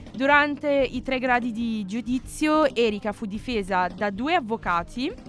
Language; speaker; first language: Italian; early bilingual, other home language; Arabic